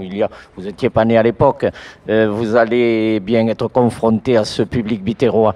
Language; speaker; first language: French; native; French